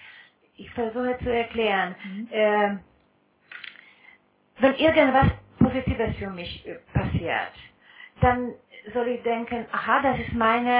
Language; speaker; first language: German; non-native, fluent; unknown